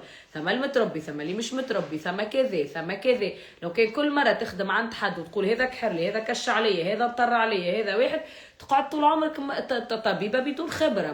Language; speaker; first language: Arabic; native; Arabic